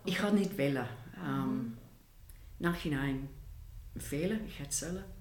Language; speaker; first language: German; non-native, fluent; English